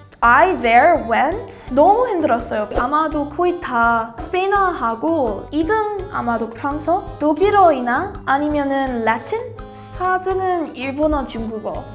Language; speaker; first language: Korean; non-native, learner; English